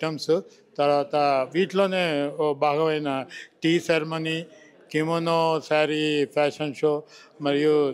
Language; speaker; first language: Telugu; native; Telugu